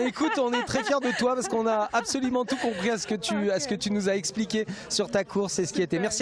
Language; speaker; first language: French; native; French